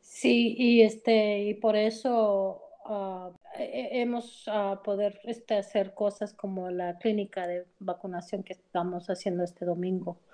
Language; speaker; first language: Spanish; early bilingual, heritage; Spanish